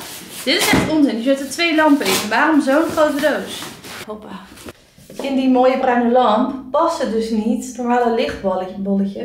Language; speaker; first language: Dutch; native; Dutch